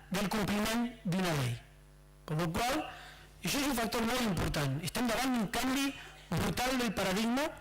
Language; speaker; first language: Catalan; non-native, local second language; Spanish